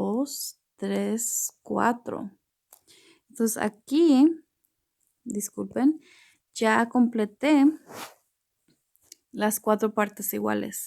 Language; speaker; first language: Spanish; early bilingual, heritage; Spanish